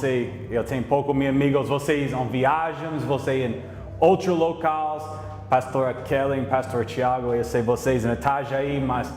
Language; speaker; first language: Portuguese; non-native, learner; English